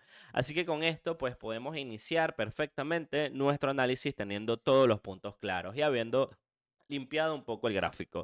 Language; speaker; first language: Spanish; native; Spanish